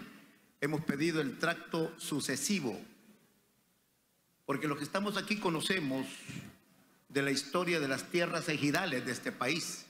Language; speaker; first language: Spanish; native; Spanish